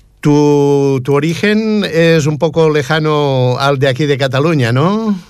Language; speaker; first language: Spanish; non-native, local second language; Catalan